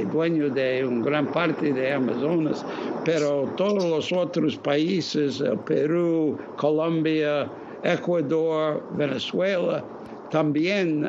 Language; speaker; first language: Spanish; non-native, fluent; English